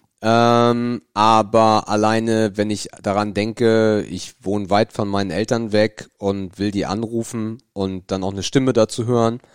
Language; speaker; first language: German; native; German